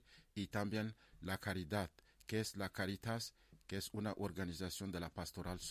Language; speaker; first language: Spanish; non-native, fluent; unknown